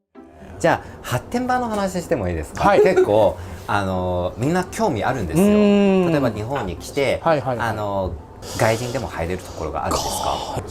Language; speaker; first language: Japanese; non-native, fluent; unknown